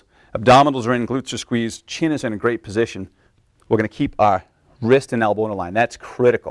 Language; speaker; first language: English; native; English